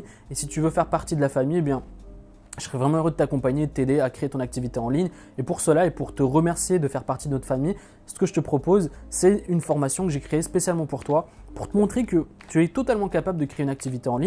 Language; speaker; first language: French; native; French